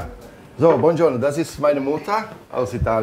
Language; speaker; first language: German; non-native, learner; Italian